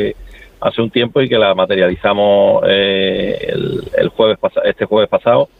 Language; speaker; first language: Spanish; native; Spanish